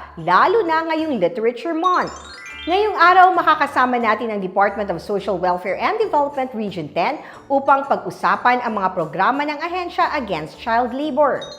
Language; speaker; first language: Filipino; native; Filipino